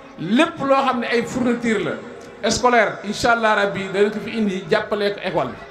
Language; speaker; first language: Wolof; native; Wolof